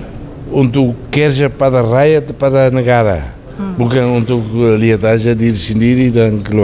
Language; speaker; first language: Indonesian; non-native, fluent; Tetum